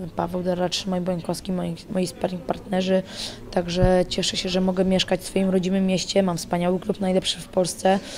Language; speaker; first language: Polish; native; Polish